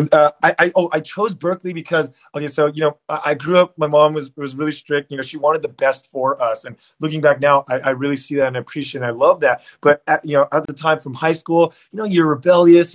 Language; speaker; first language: English; native; English